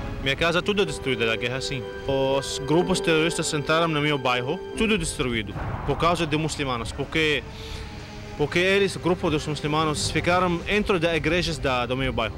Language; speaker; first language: Portuguese; non-native, fluent; Arabic